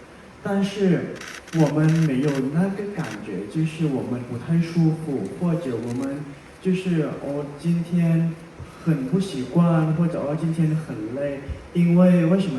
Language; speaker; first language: Chinese; non-native, fluent; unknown